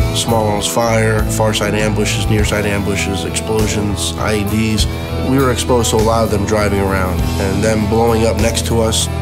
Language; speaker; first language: English; native; English